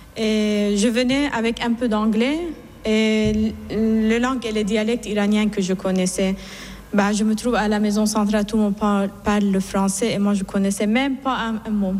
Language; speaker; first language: French; non-native, fluent; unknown